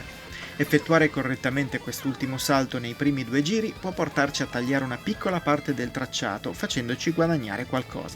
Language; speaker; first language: Italian; native; Italian